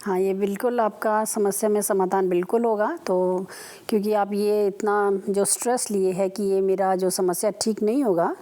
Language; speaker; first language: Hindi; native; Hindi